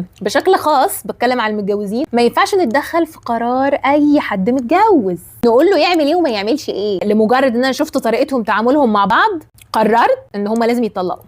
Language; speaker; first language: Arabic; native; Arabic